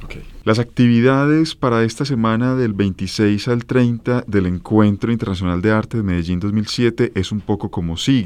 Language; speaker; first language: Spanish; native; Spanish